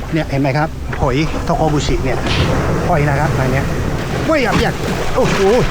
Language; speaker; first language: Thai; native; Thai